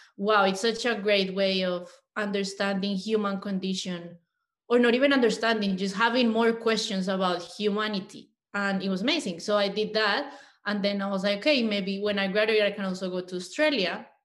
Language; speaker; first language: English; non-native, fluent; Spanish